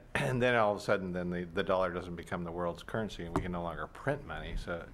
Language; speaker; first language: English; native; English